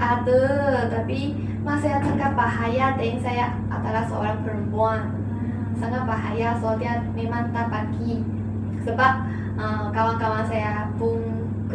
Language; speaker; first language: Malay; non-native, local second language; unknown